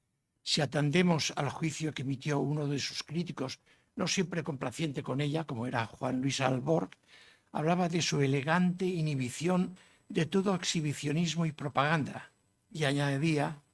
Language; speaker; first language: Spanish; native; Spanish